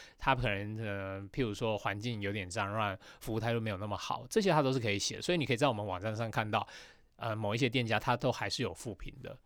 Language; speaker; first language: Chinese; native; Chinese